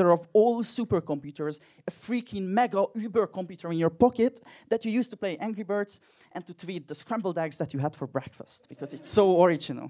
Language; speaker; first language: English; non-native, fluent; Hungarian